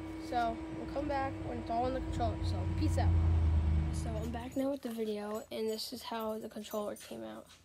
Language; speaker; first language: English; native; English